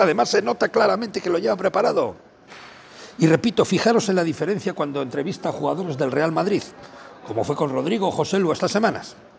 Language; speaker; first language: Spanish; native; Spanish